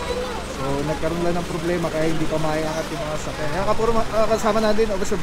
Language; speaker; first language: Filipino; native; Filipino